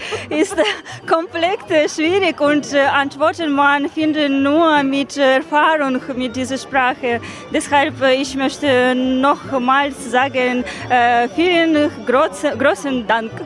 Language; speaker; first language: German; non-native, learner; Ukrainian